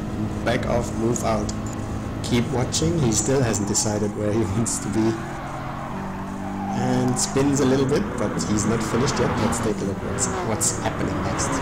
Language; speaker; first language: English; non-native, fluent; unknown